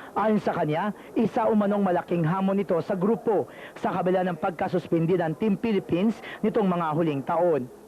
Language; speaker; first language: Filipino; native; Filipino